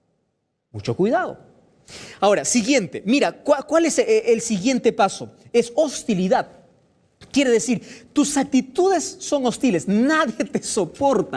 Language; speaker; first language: Spanish; native; Spanish